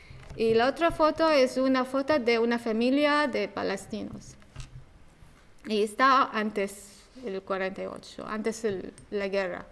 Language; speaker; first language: Spanish; non-native, learner; Arabic